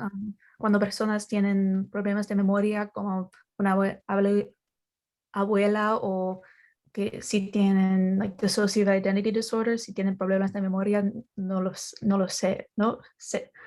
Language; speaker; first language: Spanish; non-native, learner; English